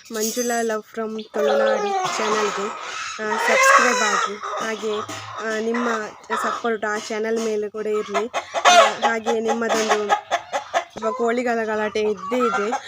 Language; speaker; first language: Kannada; non-native, local second language; Tulu